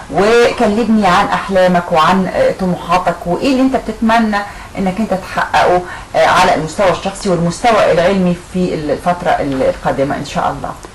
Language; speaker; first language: Arabic; native; Arabic